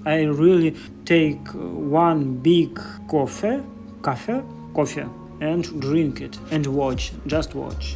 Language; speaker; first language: English; non-native, learner; Russian